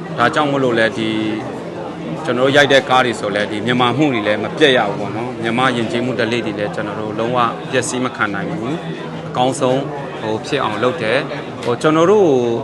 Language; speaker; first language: Burmese; non-native, local second language; Hakha Chin